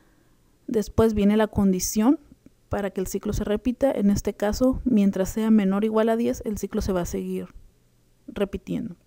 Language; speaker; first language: Spanish; native; Spanish